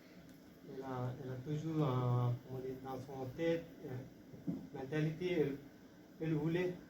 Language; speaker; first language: French; non-native, learner; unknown